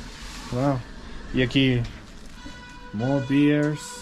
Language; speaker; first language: Spanish; non-native, learner; Danish